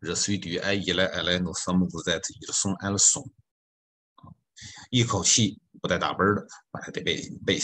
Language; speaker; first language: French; non-native, fluent; Chinese